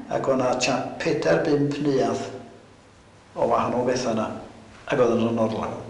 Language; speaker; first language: Welsh; native; Welsh